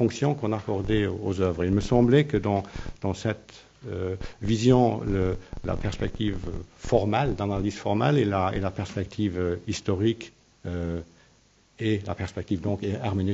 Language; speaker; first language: French; non-native, local second language; Luxembourgish